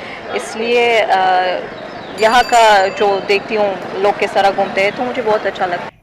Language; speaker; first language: Hindi; non-native, fluent; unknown